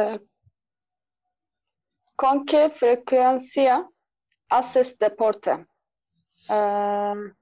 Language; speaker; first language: Spanish; non-native, learner; Turkish